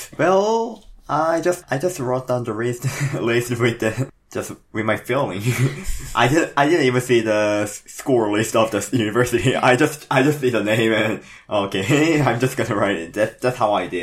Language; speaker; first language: English; non-native, fluent; Korean